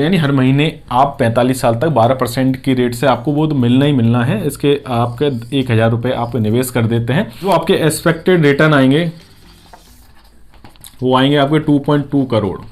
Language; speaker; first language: Hindi; native; Hindi